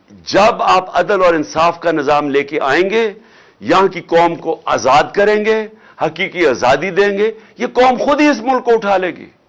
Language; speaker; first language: Urdu; native; Urdu